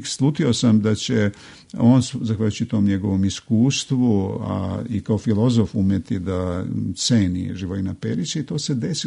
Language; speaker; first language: Serbian; native; Serbian